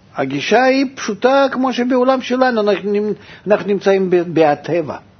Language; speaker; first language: Hebrew; non-native, fluent; Russian